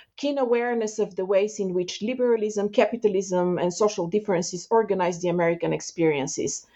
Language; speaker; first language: English; non-native, fluent; Bulgarian